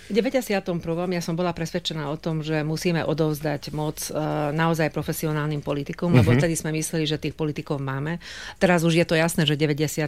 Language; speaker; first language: Slovak; non-native, local second language; Hungarian